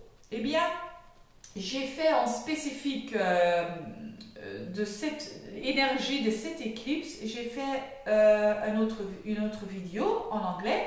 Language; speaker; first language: French; non-native, fluent; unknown